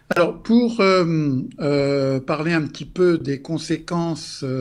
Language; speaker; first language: French; non-native, fluent; English